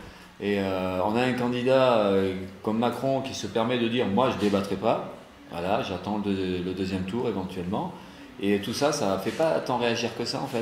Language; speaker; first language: French; native; French